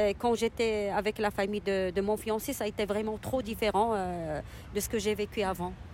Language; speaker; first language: French; non-native, local second language; Arabic